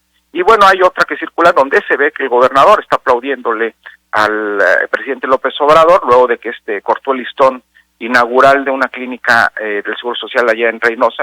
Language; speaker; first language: Spanish; native; Spanish